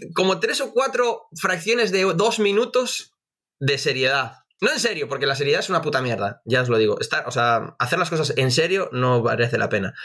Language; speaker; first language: Spanish; native; Spanish